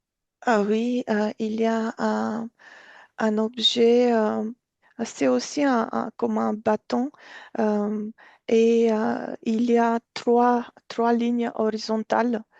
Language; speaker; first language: French; non-native, fluent; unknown